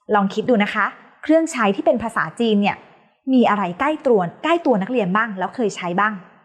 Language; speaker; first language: Thai; native; Thai